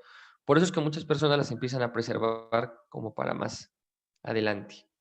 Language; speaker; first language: Spanish; native; Spanish